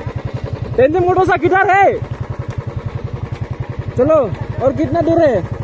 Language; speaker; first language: Hindi; non-native, local second language; Bodo